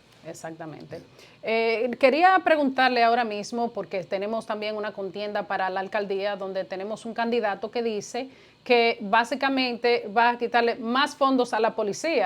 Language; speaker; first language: Spanish; native; Spanish